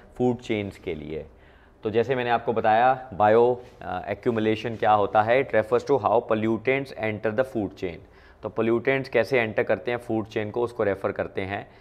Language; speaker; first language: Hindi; non-native, local second language; Punjabi